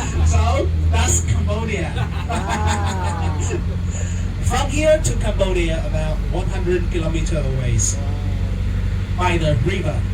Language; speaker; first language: English; non-native, fluent; Vietnamese